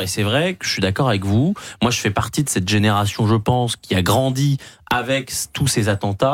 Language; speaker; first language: French; native; French